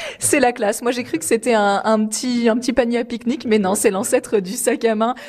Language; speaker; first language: French; native; French